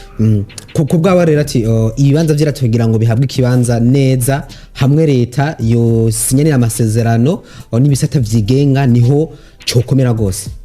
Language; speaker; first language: Rundi; native; Rundi